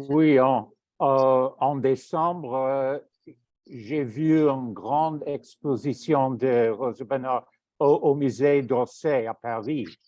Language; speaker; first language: French; non-native, fluent; English